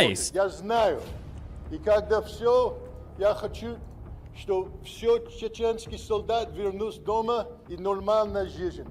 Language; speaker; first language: Russian; non-native, learner; English